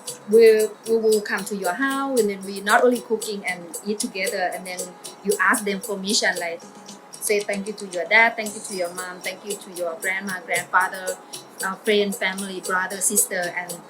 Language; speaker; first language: English; non-native, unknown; Thai